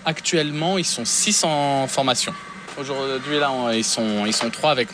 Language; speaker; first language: French; native; French